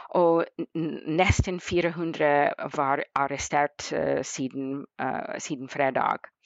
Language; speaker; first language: Norwegian; non-native, fluent; English